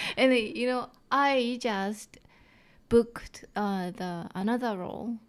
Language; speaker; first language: English; non-native, fluent; Japanese